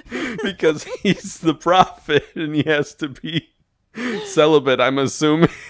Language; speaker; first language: English; native; English